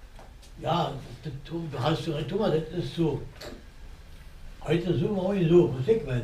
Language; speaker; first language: German; native; German